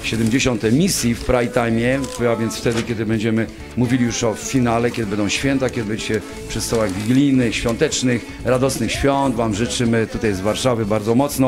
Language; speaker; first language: Polish; native; Polish